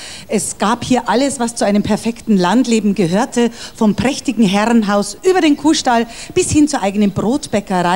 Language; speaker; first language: German; native; German